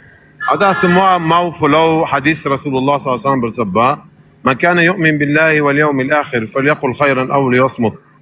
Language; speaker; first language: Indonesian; non-native, learner; Arabic